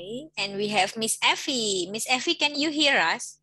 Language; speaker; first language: English; non-native, fluent; Indonesian